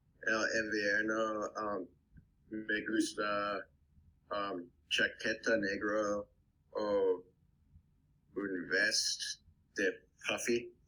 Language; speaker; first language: Spanish; non-native, learner; English